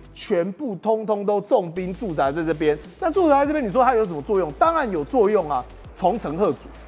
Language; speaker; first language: Chinese; native; Chinese